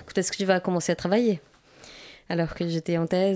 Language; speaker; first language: French; non-native, fluent; Portuguese